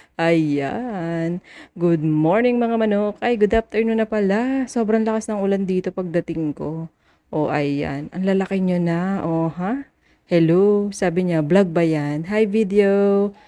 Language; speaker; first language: Filipino; native; Filipino